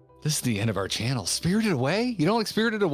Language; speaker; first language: English; native; English